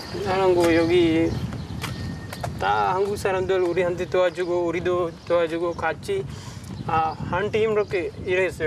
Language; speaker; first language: Korean; non-native, learner; Sinhala